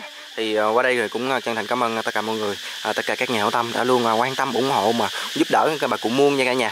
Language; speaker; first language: Vietnamese; native; Vietnamese